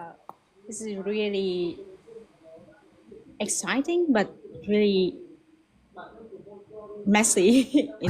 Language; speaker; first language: English; non-native, learner; Vietnamese